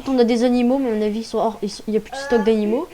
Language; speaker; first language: French; native; French